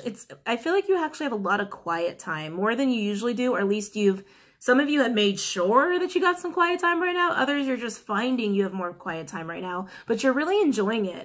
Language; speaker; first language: English; native; English